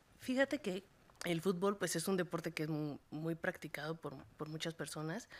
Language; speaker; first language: Spanish; native; Spanish